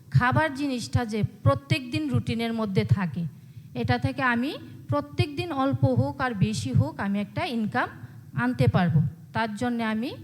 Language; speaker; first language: Bangla; native; Bangla